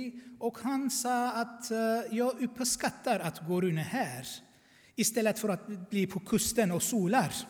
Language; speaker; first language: Swedish; non-native, fluent; Armenian